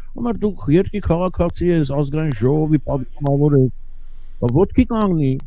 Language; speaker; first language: Armenian; native; Armenian